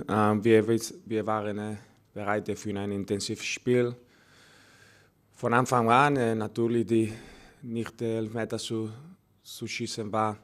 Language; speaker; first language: German; non-native, learner; Spanish